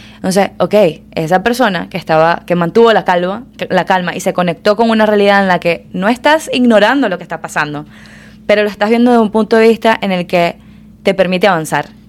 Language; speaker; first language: Spanish; native; Spanish